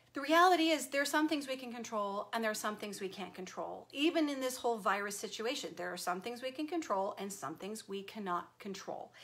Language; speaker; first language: English; native; English